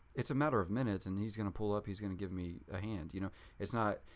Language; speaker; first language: English; native; English